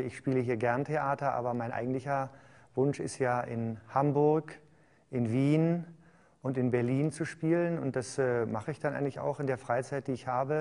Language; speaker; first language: German; native; German